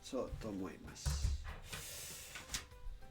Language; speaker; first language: Japanese; non-native, learner; Spanish